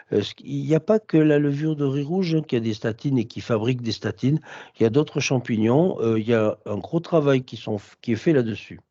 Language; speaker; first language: French; native; French